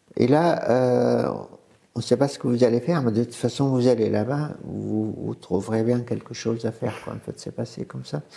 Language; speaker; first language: French; non-native, fluent; Arabic